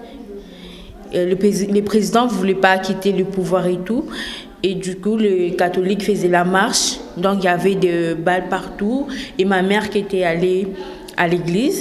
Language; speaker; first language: French; non-native, local second language; Lingala